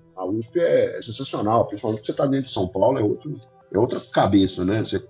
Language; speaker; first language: Portuguese; native; Portuguese